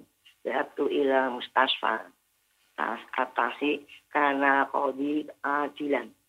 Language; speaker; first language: Arabic; non-native, learner; Indonesian